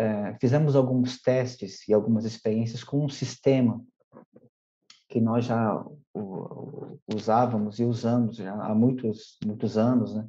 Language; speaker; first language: Portuguese; native; Portuguese